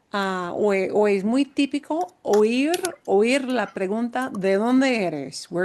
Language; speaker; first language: Spanish; non-native, fluent; English